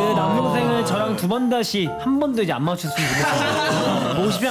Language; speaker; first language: Korean; native; Korean